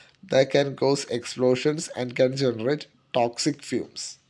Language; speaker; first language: English; non-native, local second language; Malayalam